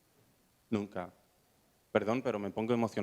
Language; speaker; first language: Spanish; non-native, fluent; Greek